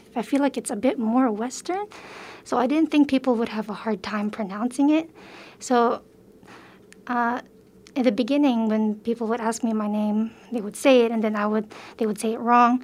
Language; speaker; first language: English; early bilingual, other home language; Filipino